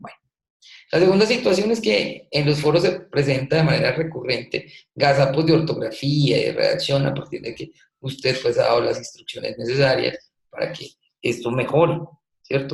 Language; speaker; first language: Spanish; native; Spanish